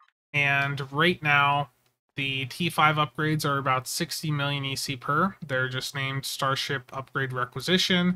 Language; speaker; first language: English; native; English